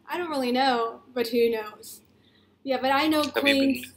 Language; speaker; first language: English; non-native, local second language; Cebuano